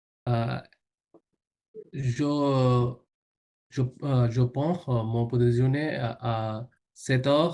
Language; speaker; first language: French; non-native, learner; Bangla